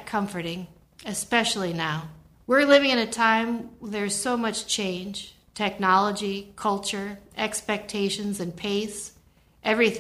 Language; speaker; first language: English; native; English